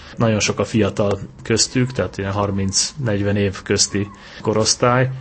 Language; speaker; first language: Hungarian; native; Hungarian